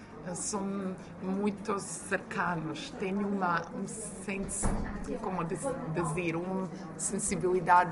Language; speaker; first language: Portuguese; non-native, fluent; Croatian